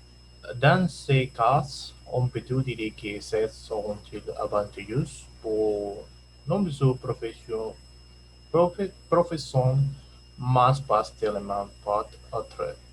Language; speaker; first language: French; non-native, learner; Spanish